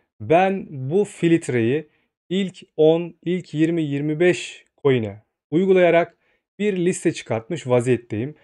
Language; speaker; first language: Turkish; native; Turkish